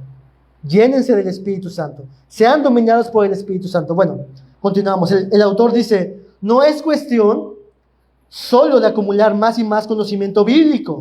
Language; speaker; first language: Spanish; native; Spanish